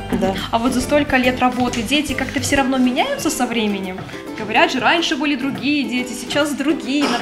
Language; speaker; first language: Russian; native; Russian